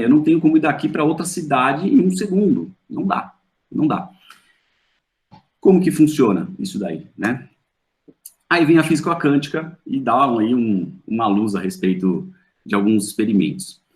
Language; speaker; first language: Portuguese; native; Portuguese